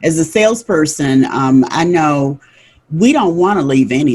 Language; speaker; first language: English; native; English